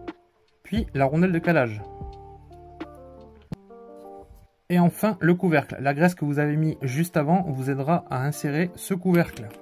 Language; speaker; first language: French; native; French